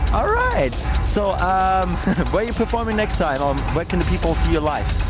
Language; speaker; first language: English; non-native, fluent; German